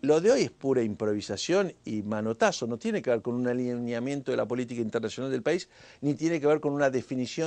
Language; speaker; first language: Spanish; native; Spanish